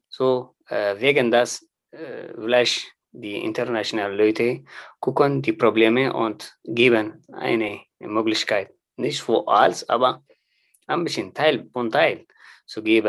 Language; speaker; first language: German; non-native, learner; Tigrinya